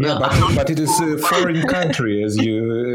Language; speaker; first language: English; non-native, fluent; Russian